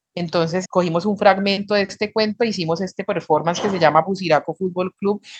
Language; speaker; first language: Spanish; native; Spanish